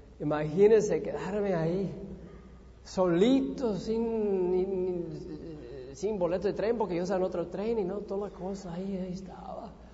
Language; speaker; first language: Spanish; non-native, fluent; English